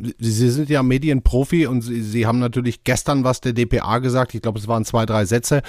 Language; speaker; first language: German; native; German